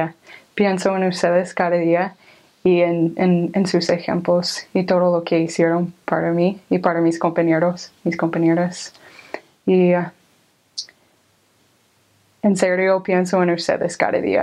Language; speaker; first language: Spanish; non-native, fluent; English